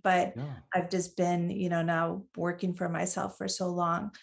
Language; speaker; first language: English; native; English